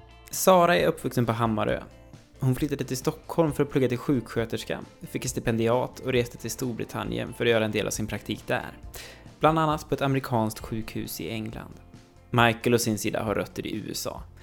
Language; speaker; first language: Swedish; native; Swedish